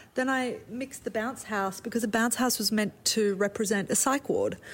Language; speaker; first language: English; native; English